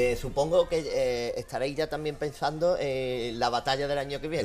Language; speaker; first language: Spanish; native; Spanish